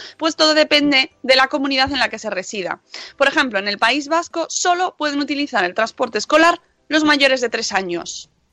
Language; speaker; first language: Spanish; native; Spanish